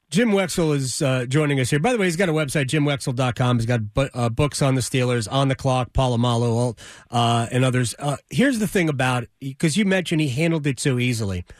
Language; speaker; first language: English; native; English